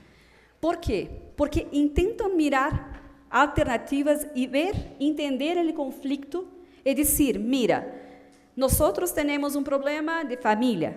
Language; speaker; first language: Spanish; non-native, fluent; Portuguese